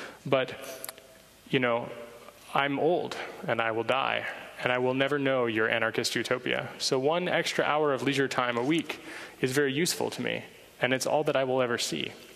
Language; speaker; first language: English; native; English